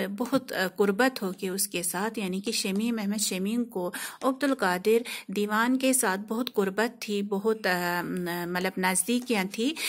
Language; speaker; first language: Urdu; non-native, local second language; Kashmiri